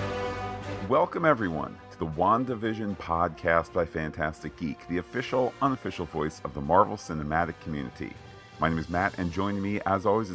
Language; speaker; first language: English; native; English